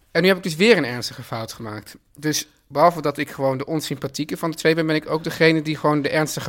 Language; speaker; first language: Dutch; native; Dutch